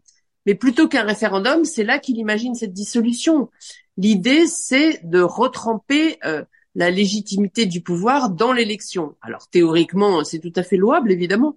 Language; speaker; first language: French; native; French